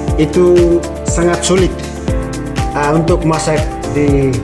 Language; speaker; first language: Indonesian; non-native, learner; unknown